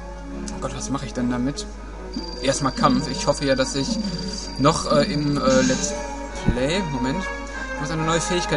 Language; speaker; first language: German; native; German